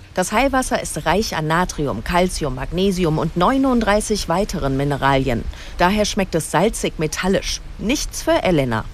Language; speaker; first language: German; native; German